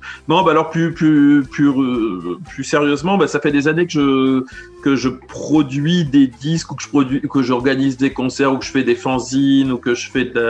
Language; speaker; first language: French; native; French